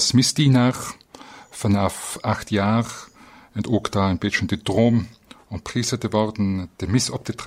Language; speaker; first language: Dutch; non-native, fluent; German